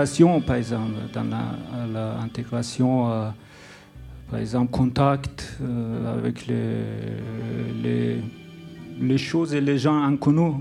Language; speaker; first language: French; non-native, learner; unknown